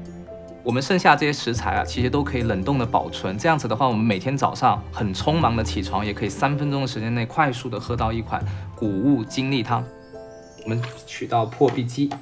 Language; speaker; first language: Chinese; native; Chinese